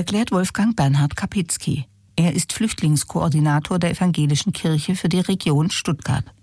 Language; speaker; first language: German; native; German